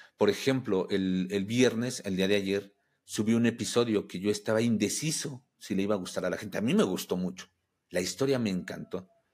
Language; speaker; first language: Spanish; native; Spanish